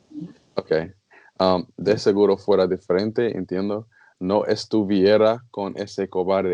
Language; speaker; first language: Spanish; non-native, learner; English